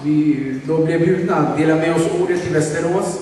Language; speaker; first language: Swedish; non-native, learner; Spanish